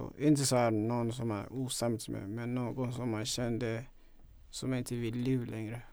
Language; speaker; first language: Swedish; non-native, fluent; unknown